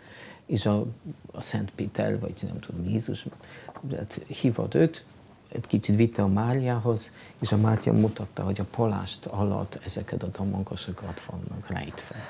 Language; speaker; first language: Hungarian; non-native, fluent; Polish